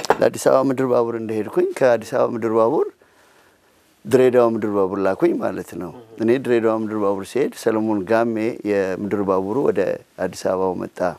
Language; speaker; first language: Amharic; native; Amharic